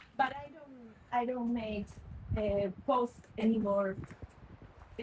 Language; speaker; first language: English; non-native, fluent; Spanish